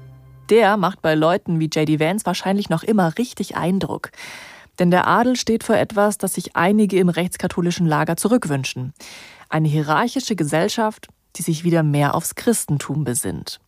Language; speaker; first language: German; native; German